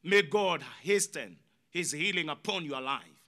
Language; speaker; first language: English; non-native, local second language; Kikuyu